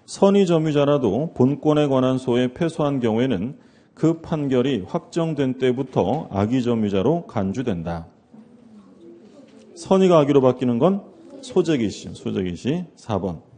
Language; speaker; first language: Korean; native; Korean